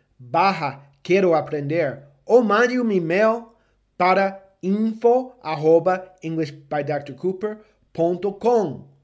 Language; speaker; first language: Portuguese; non-native, fluent; English